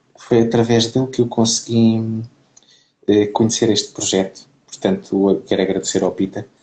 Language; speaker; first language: Portuguese; native; Portuguese